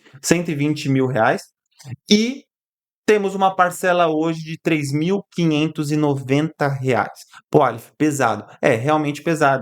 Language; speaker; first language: Portuguese; native; Portuguese